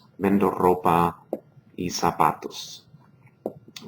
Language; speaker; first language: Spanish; non-native, fluent; English